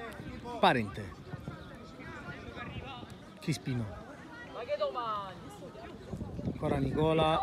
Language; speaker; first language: Italian; native; Italian